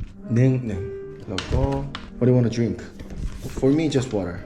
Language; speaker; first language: English; non-native, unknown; Korean